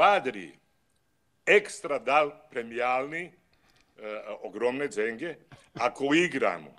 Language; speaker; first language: Russian; non-native, learner; Croatian